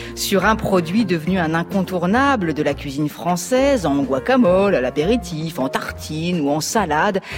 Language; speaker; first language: French; native; French